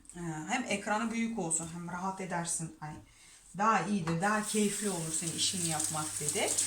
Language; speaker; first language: Turkish; non-native, fluent; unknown